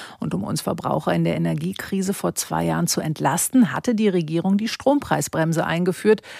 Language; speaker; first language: German; native; German